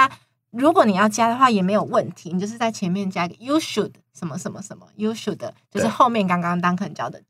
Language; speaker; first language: Chinese; native; Chinese